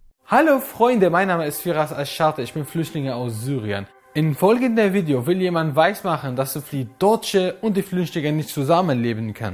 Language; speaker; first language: German; non-native, learner; Arabic